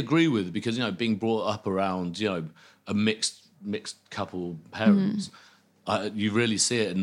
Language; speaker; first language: English; native; English